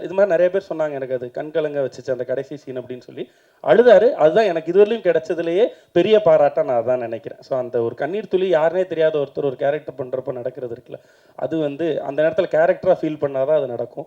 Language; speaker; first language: Tamil; native; Tamil